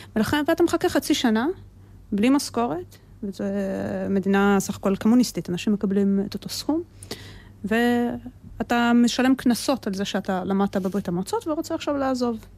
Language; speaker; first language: Hebrew; early bilingual, other home language; Russian